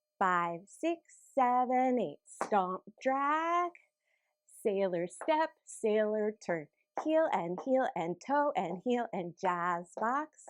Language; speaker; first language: English; native; English